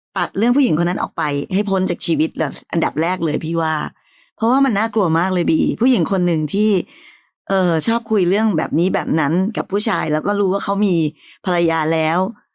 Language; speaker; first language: Thai; native; Thai